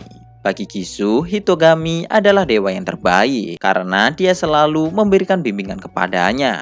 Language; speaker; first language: Indonesian; native; Indonesian